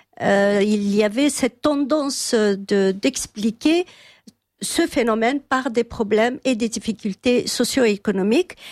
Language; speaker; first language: French; non-native, local second language; Arabic